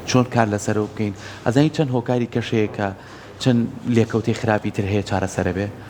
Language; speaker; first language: Central Kurdish; native; Central Kurdish